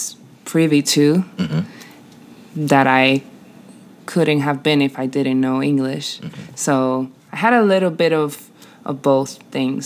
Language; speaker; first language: English; non-native, fluent; Spanish